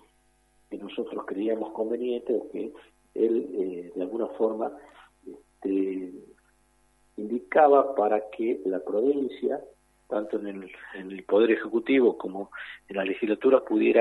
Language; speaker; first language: Spanish; native; Spanish